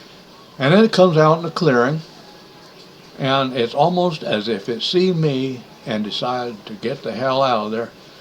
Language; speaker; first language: English; native; English